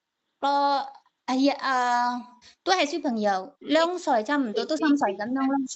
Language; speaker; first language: Cantonese; non-native, learner; Indonesian